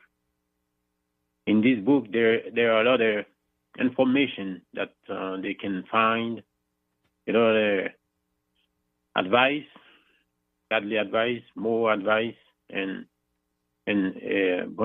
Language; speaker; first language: English; non-native, fluent; Haitian Creole